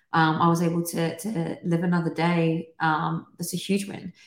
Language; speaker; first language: English; native; English